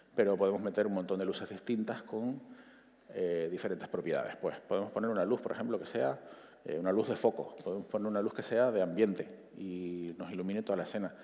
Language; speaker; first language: Spanish; native; Spanish